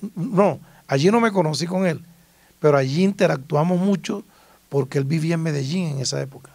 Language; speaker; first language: Spanish; native; Spanish